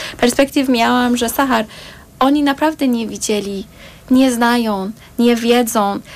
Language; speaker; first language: Polish; non-native, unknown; Persian